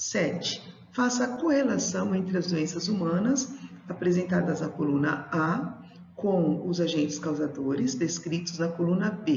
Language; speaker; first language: Portuguese; native; Portuguese